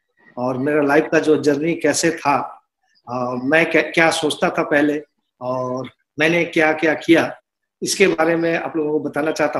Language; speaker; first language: Hindi; non-native, local second language; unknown